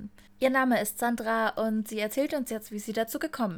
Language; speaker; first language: German; native; German